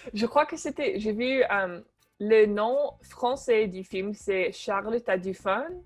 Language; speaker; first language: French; non-native, fluent; English